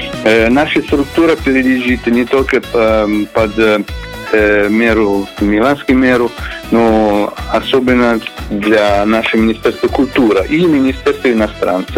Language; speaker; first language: Russian; non-native, learner; Italian